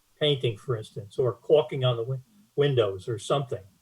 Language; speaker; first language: English; native; English